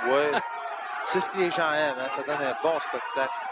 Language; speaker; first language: French; native; French